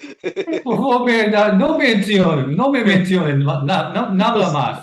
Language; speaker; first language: Spanish; non-native, fluent; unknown